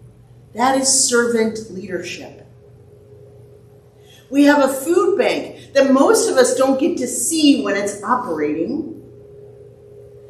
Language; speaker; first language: English; native; English